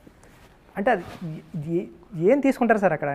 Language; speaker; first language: Telugu; native; Telugu